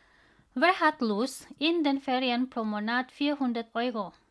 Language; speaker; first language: German; non-native, learner; Indonesian